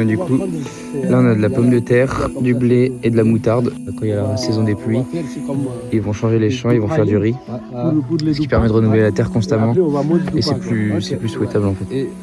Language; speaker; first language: French; native; French